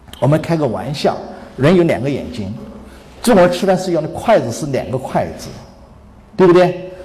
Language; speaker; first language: Chinese; native; Chinese